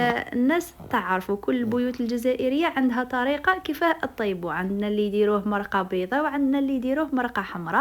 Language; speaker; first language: Arabic; native; Arabic